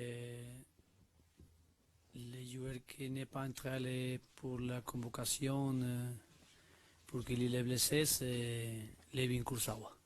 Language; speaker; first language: French; non-native, learner; Spanish